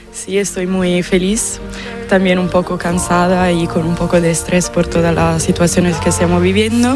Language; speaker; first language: Spanish; non-native, fluent; Italian